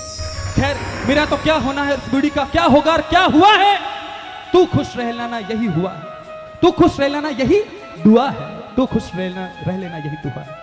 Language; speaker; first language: Hindi; native; Hindi